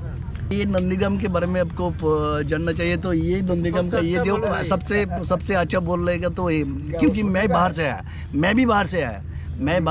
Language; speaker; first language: Hindi; non-native, local second language; Bangla